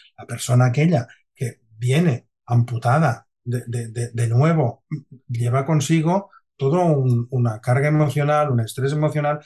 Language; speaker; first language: Spanish; non-native, local second language; Catalan